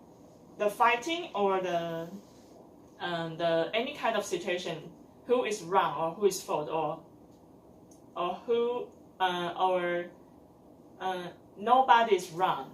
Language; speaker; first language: English; non-native, learner; Chinese